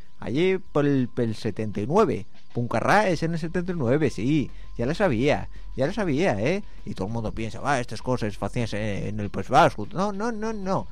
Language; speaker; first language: Spanish; native; Spanish